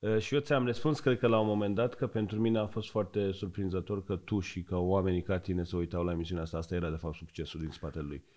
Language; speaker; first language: Romanian; non-native, fluent; Persian